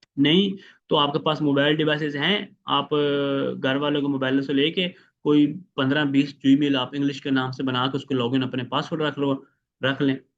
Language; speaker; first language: Urdu; non-native, local second language; Punjabi